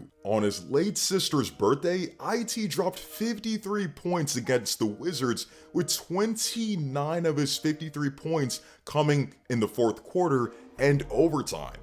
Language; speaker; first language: English; native; English